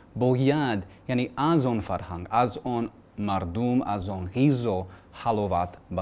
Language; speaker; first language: Persian; non-native, learner; English